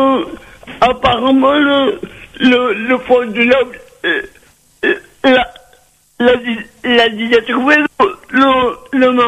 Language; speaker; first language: French; non-native, local second language; Réunion Creole French